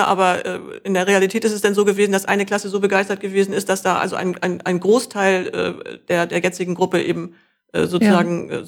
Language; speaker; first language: German; native; German